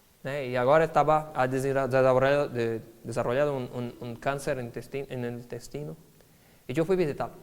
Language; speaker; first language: Spanish; non-native, fluent; Portuguese